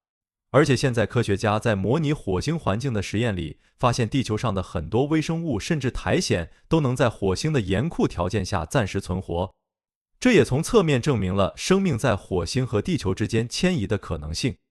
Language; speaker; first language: Chinese; native; Chinese